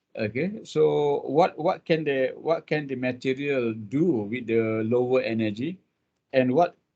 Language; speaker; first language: English; non-native, local second language; Malay